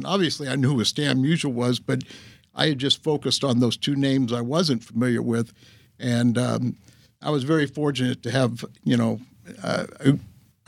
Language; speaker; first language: English; native; English